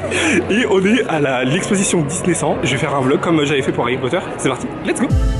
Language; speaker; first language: French; native; French